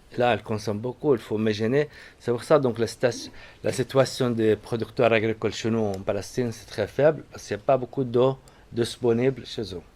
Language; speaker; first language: French; non-native, fluent; Arabic